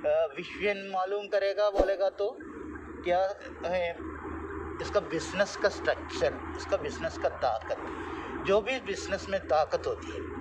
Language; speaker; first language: Hindi; non-native, local second language; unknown